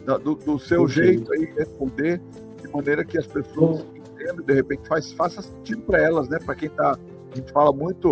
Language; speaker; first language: Portuguese; native; Portuguese